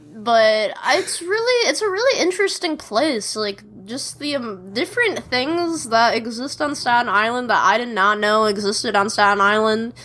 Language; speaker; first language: English; native; English